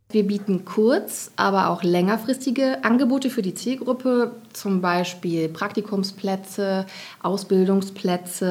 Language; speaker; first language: German; native; German